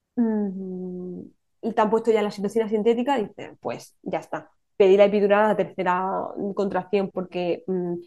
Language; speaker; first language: Spanish; native; Spanish